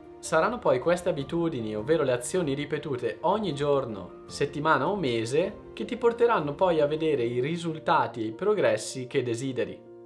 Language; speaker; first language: Italian; native; Italian